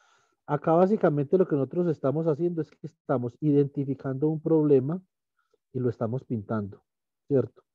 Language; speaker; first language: Spanish; native; Spanish